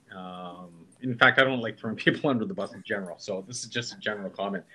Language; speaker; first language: English; native; English